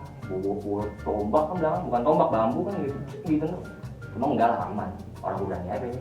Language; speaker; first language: Indonesian; native; Indonesian